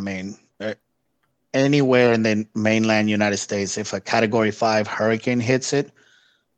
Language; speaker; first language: English; non-native, fluent; Spanish